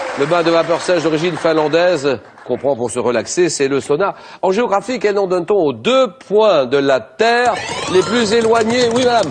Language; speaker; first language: French; native; French